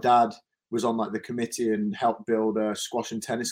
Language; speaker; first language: English; native; English